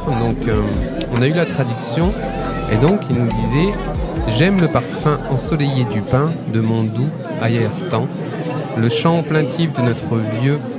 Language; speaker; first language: French; native; French